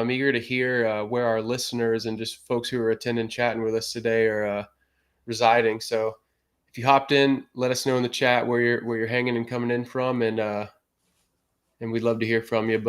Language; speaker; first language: English; native; English